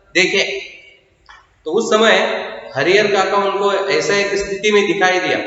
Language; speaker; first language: Hindi; non-native, local second language; Kannada